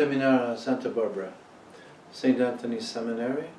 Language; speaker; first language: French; non-native, learner; English